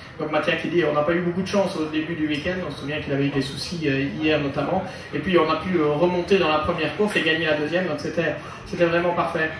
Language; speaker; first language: French; native; French